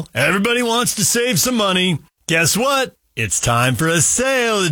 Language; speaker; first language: English; native; English